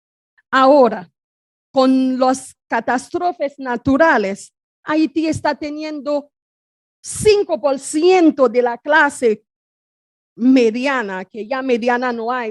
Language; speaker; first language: Spanish; non-native, fluent; Haitian Creole